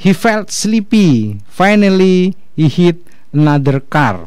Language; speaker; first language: English; non-native, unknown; Indonesian